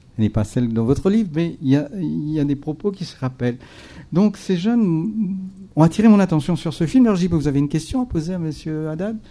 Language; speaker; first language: French; native; French